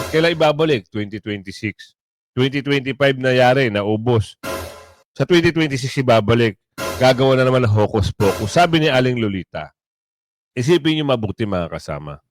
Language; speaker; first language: Filipino; non-native, local second language; Cebuano